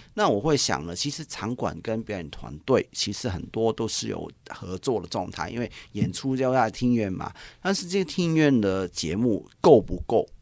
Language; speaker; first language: Chinese; non-native, local second language; Cantonese